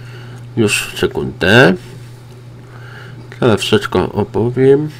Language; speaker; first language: Polish; non-native, learner; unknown